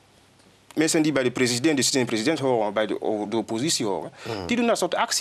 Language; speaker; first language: Dutch; non-native, fluent; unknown